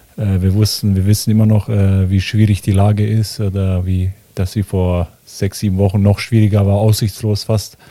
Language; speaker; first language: German; early bilingual, other home language; Bosnian